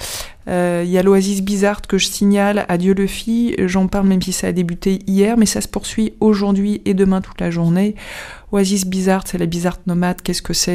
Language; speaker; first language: French; native; French